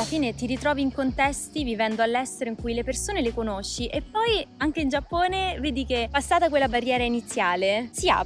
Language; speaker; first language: Italian; native; Italian